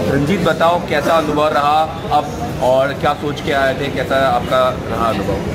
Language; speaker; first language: Hindi; native; Hindi